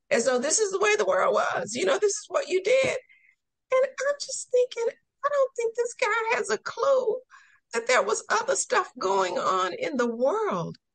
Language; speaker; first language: English; native; English